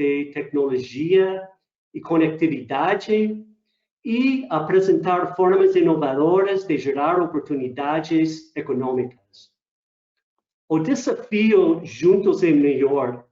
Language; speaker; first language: Portuguese; non-native, fluent; English